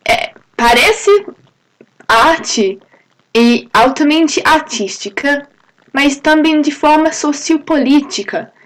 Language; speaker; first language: Portuguese; non-native, fluent; English